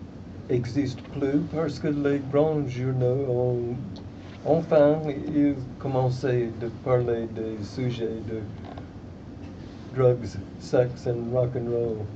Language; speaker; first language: French; non-native, fluent; English